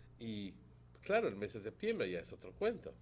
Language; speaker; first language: Spanish; native; Spanish